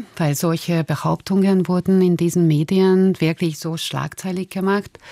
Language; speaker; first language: German; non-native, fluent; Hungarian